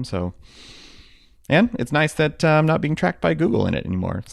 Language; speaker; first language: English; native; English